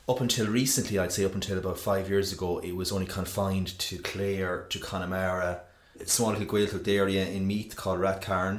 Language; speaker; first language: English; native; English